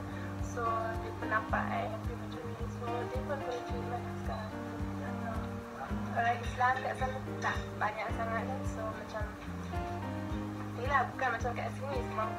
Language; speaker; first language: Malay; non-native, fluent; German